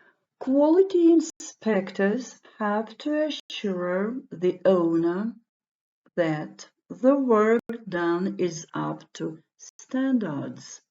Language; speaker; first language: English; non-native, fluent; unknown